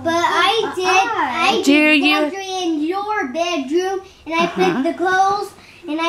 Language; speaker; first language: English; native; English